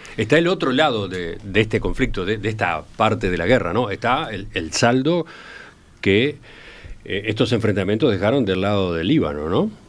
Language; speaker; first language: Spanish; native; Spanish